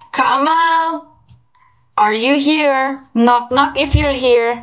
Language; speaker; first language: English; non-native, fluent; Turkish